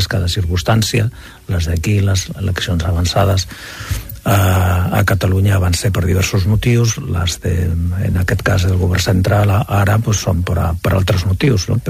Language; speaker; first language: Catalan; non-native, local second language; Spanish